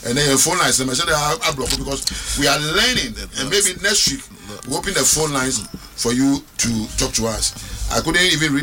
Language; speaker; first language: English; non-native, local second language; Akan